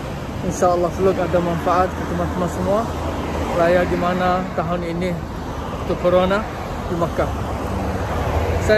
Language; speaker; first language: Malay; early bilingual, heritage; Malay